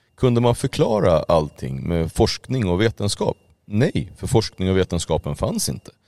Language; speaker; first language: Swedish; native; Swedish